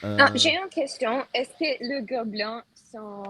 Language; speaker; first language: French; non-native, learner; Spanish